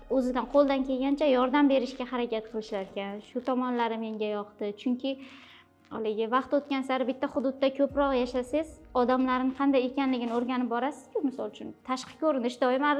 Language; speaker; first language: Uzbek; native; Uzbek